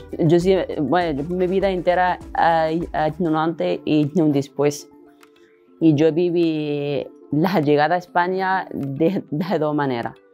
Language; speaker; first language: Spanish; non-native, fluent; Arabic